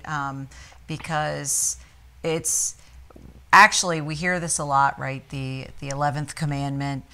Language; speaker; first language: English; native; English